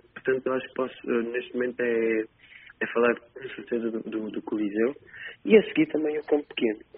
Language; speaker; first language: Portuguese; non-native, local second language; Kabuverdianu